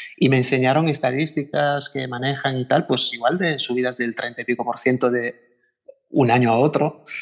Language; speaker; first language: Spanish; non-native, fluent; Italian